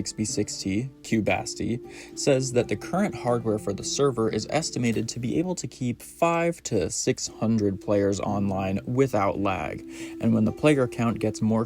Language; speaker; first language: English; native; English